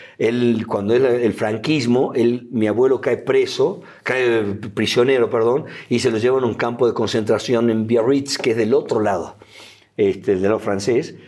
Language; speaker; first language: Spanish; native; Spanish